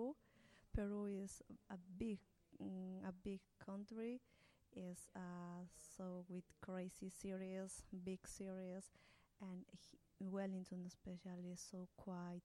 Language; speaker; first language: English; non-native, learner; Spanish